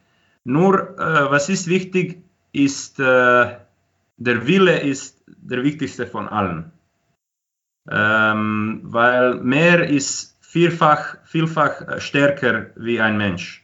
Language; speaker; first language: German; non-native, fluent; Croatian